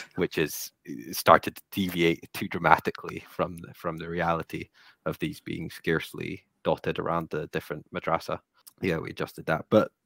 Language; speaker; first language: English; native; English